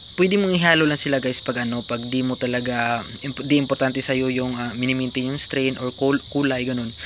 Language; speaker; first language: Filipino; non-native, local second language; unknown